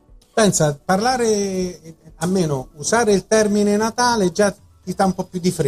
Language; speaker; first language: Italian; native; Italian